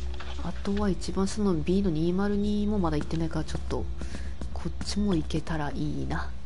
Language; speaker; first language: Japanese; native; Japanese